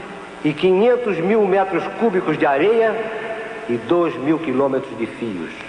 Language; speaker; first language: Portuguese; native; Portuguese